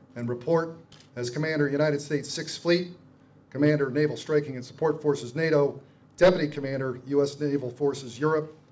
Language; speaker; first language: English; native; English